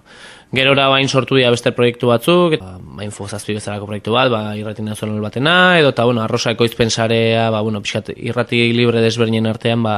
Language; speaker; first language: Basque; native; Basque